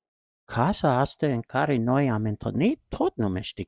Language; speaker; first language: Romanian; non-native, learner; English